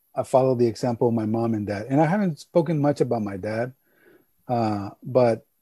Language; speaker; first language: English; early bilingual, other home language; Spanish